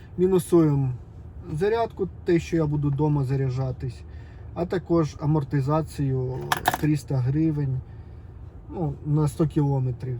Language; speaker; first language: Ukrainian; non-native, local second language; Russian